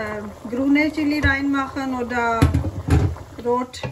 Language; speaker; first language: German; non-native, learner; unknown